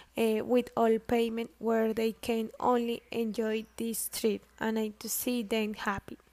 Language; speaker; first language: English; non-native, learner; Spanish